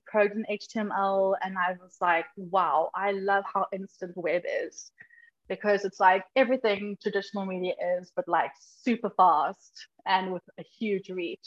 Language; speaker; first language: English; native; English